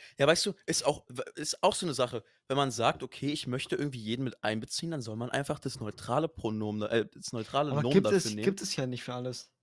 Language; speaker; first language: German; native; German